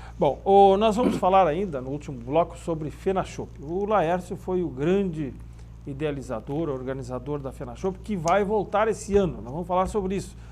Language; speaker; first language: Portuguese; native; Portuguese